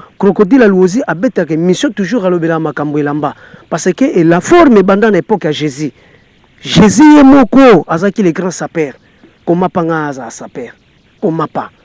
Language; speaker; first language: Lingala; non-native, local second language; Kongo